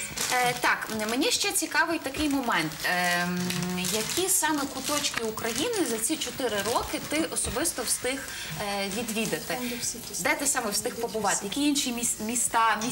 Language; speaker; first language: Ukrainian; native; Ukrainian